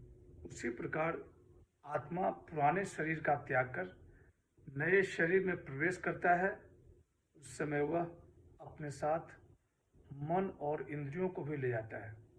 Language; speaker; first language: Hindi; native; Hindi